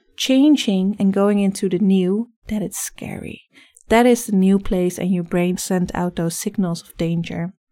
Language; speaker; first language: English; non-native, fluent; Dutch